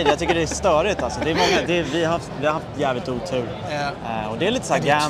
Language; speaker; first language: Swedish; native; Swedish